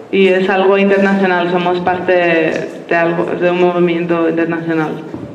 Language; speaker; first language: Spanish; non-native, fluent; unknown